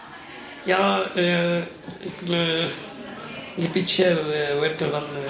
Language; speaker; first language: Dutch; non-native, learner; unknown